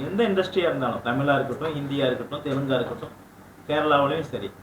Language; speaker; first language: Tamil; native; Tamil